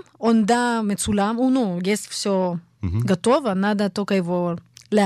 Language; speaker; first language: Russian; early bilingual, heritage; Russian